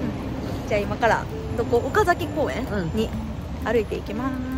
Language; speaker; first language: Japanese; native; Japanese